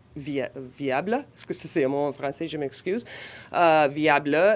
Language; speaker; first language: French; non-native, local second language; English